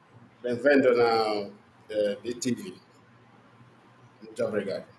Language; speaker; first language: Portuguese; non-native, learner; Igbo